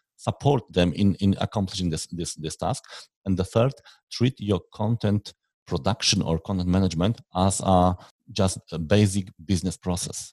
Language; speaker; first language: English; non-native, fluent; Polish